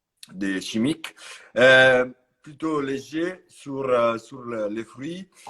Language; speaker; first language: French; non-native, fluent; Italian